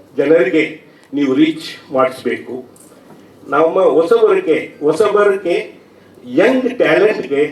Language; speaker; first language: Kannada; non-native, learner; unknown